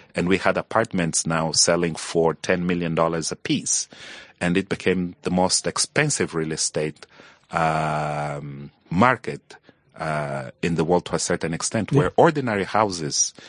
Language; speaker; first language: English; non-native, fluent; Portuguese